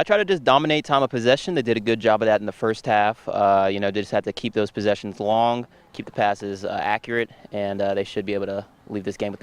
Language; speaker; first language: English; native; English